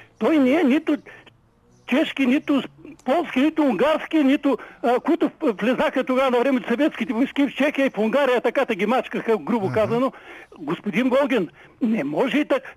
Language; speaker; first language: Bulgarian; native; Bulgarian